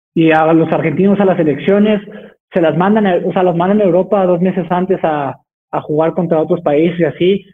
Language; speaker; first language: Spanish; native; Spanish